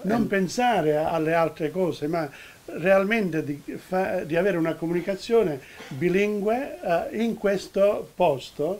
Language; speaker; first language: Italian; early bilingual, heritage; Italian